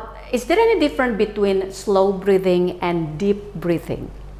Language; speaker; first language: English; non-native, fluent; Indonesian